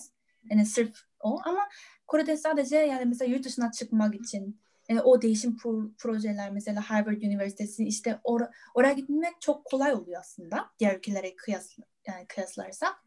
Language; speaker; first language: Turkish; non-native, fluent; Korean